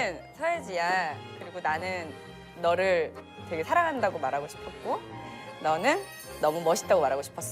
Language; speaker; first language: Korean; native; Korean